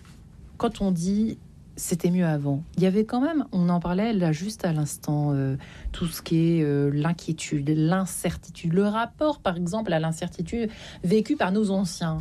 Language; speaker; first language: French; native; French